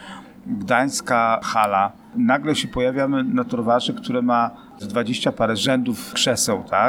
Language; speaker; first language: Polish; native; Polish